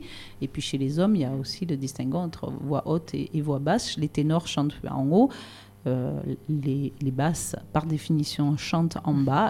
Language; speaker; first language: French; native; French